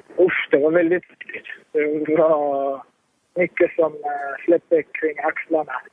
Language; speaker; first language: Swedish; early bilingual, other home language; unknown